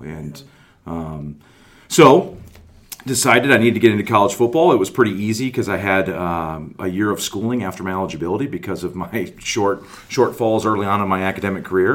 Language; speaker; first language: English; native; English